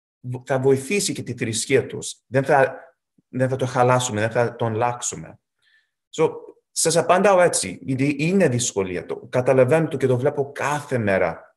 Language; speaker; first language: Greek; early bilingual, heritage; Greek